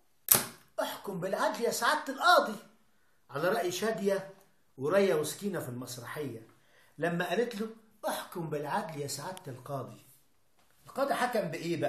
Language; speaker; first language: Arabic; native; Arabic